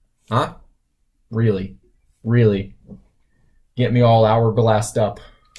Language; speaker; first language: English; native; English